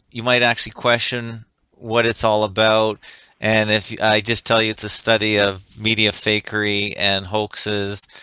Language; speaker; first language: English; native; English